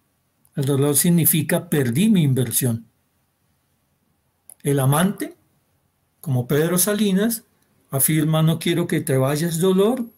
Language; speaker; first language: Spanish; native; Spanish